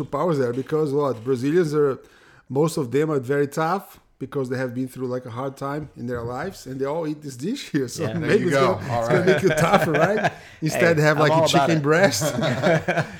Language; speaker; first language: English; non-native, fluent; Portuguese